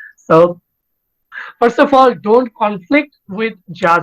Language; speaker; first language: English; non-native, fluent; Bangla